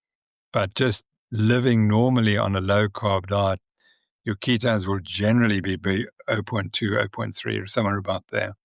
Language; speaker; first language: English; native; English